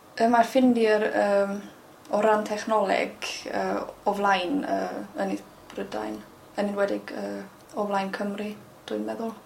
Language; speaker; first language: Welsh; non-native, fluent; German